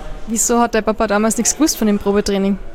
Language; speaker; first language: German; native; German